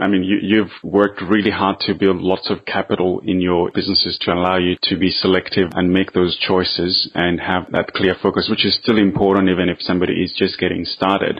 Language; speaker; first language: English; non-native, local second language; Bemba